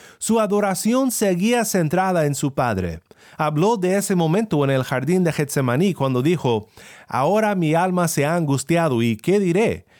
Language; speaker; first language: Spanish; non-native, fluent; English